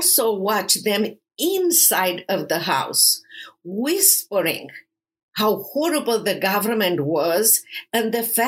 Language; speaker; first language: English; non-native, fluent; Romanian